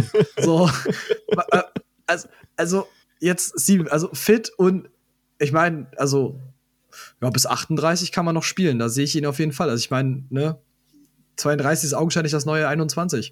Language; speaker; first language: German; native; German